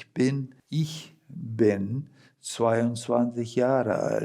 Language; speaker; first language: German; non-native, fluent; Portuguese